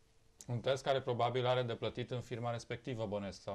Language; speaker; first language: Romanian; native; Romanian